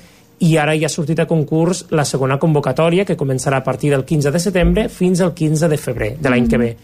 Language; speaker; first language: Catalan; native; Catalan